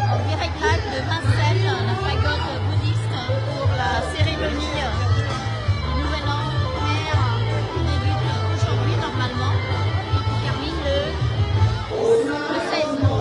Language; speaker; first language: French; early bilingual, other home language; Vietnamese